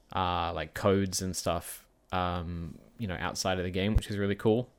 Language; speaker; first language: English; native; English